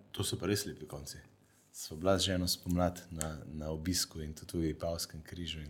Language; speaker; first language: Slovenian; native; Slovenian